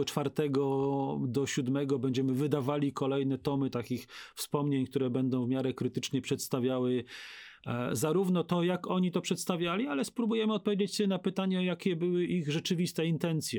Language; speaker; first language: Polish; native; Polish